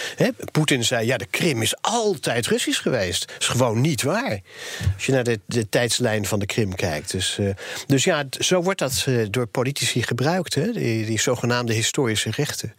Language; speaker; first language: Dutch; native; Dutch